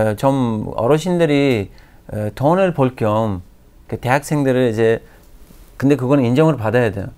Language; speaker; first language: Korean; non-native, learner; Persian